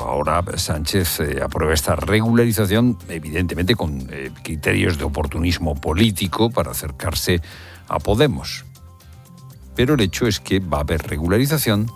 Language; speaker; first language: Spanish; native; Spanish